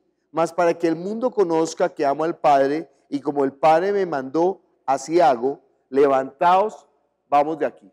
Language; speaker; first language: Spanish; native; Spanish